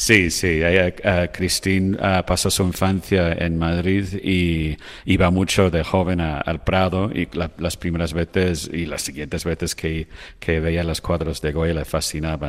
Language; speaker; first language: Spanish; non-native, fluent; French